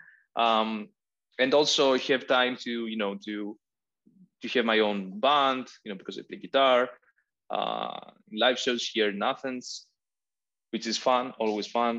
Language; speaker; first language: English; non-native, fluent; Greek